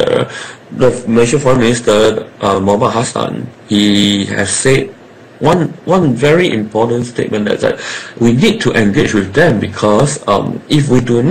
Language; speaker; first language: English; non-native, local second language; Chinese